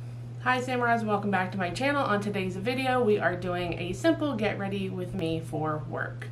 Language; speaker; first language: English; native; English